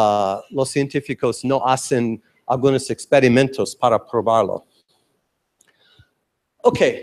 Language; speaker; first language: Spanish; non-native, learner; English